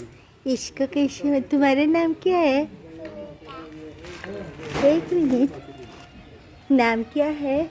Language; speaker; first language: Hindi; non-native, local second language; Malayalam